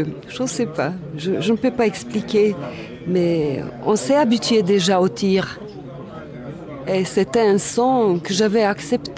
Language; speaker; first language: French; non-native, fluent; Bosnian